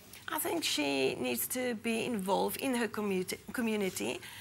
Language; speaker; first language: English; non-native, local second language; Afrikaans